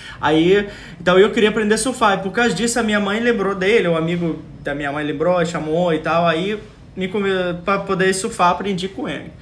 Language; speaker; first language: Portuguese; early bilingual, other home language; English